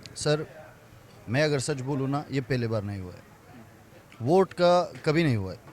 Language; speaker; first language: Hindi; non-native, fluent; Persian